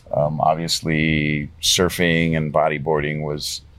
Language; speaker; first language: English; native; English